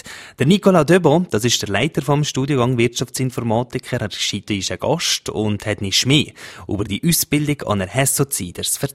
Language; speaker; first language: German; native; German